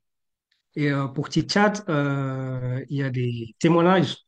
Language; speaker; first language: French; non-native, fluent; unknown